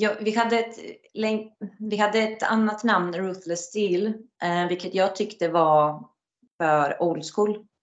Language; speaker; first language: Swedish; non-native, fluent; Greek